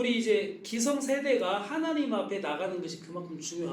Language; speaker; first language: Korean; native; Korean